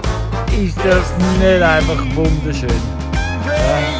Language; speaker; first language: German; native; German